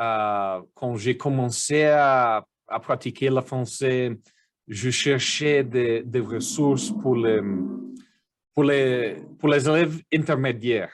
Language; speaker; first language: French; non-native, learner; English